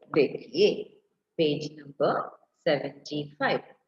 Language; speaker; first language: Hindi; non-native, local second language; Malayalam